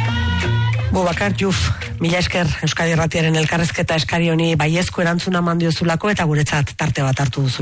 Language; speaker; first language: Basque; native; Basque